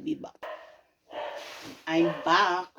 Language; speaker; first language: English; non-native, local second language; Filipino